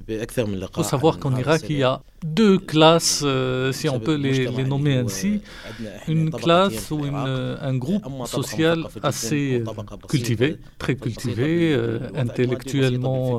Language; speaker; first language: French; non-native, fluent; Arabic